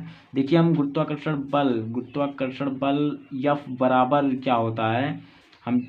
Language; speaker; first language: Hindi; native; Hindi